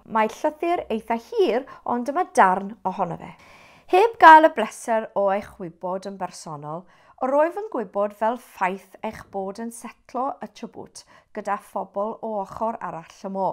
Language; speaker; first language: Welsh; non-native, fluent; English